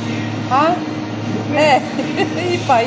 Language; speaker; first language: Greek; non-native, learner; Armenian